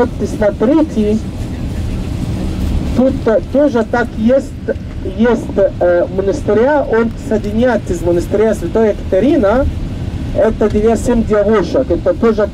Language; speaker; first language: Russian; non-native, learner; Arabic